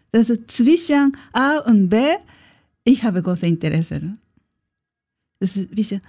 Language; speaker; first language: German; non-native, learner; Japanese